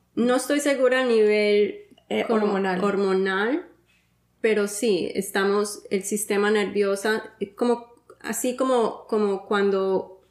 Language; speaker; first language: Spanish; early bilingual, heritage; Spanish